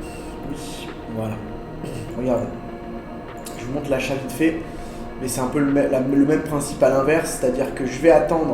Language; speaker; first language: French; native; French